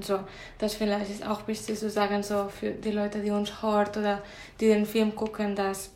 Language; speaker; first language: German; non-native, fluent; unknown